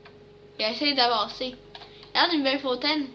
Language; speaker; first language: French; native; French